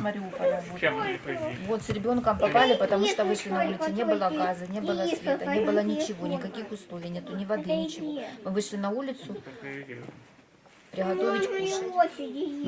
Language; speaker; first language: Russian; native; Russian